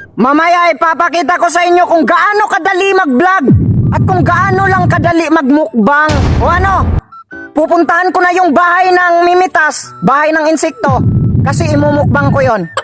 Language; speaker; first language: Filipino; non-native, local second language; Cebuano